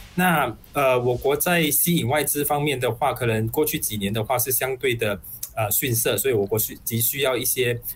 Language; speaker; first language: Chinese; native; Chinese